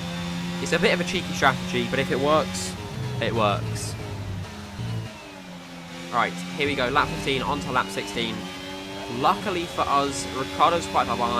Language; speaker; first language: English; native; English